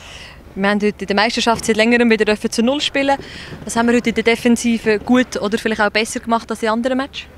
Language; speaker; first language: German; native; German